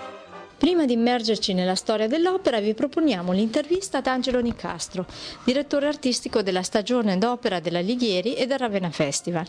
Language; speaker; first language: Italian; native; Italian